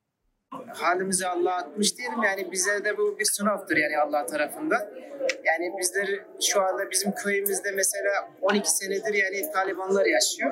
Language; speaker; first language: Turkish; non-native, fluent; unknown